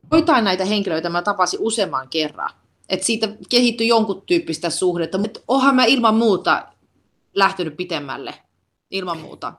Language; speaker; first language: Finnish; early bilingual, heritage; Finnish